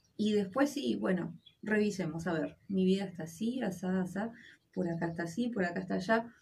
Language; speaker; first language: Spanish; native; Spanish